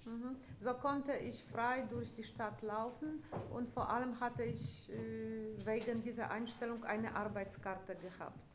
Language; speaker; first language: German; non-native, fluent; Polish